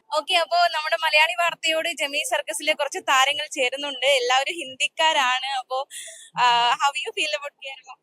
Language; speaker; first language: Malayalam; native; Malayalam